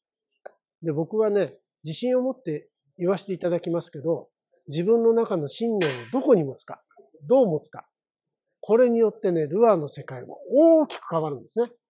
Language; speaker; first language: Japanese; native; Japanese